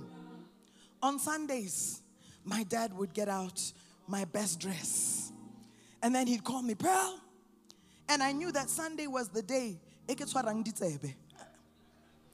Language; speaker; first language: English; native; English